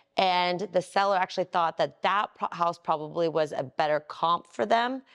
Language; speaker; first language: English; native; English